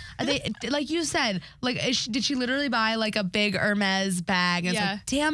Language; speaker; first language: English; native; English